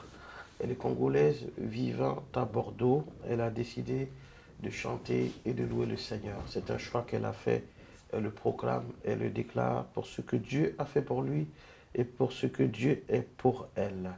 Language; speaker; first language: French; non-native, local second language; Lingala